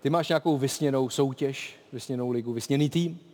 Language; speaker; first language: Czech; native; Czech